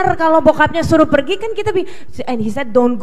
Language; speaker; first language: Indonesian; native; Indonesian